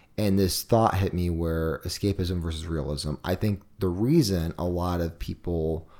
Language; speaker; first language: English; native; English